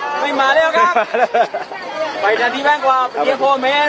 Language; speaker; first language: Thai; non-native, learner; Burmese